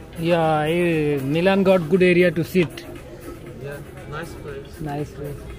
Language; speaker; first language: English; non-native, learner; Hindi